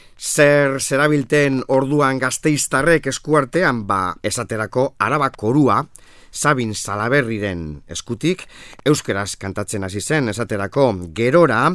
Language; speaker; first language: Basque; native; Basque